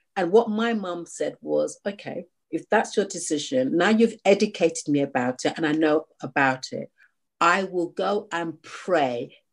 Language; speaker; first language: English; native; English